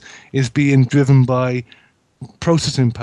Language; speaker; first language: English; native; English